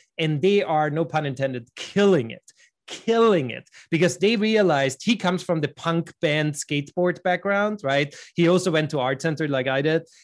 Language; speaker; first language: English; non-native, fluent; German